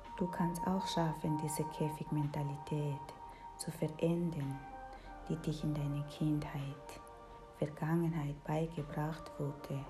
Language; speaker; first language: German; non-native, fluent; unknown